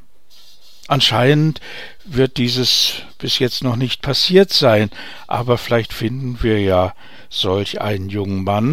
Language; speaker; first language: German; native; German